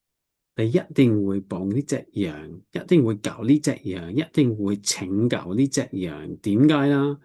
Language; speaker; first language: Cantonese; non-native, learner; English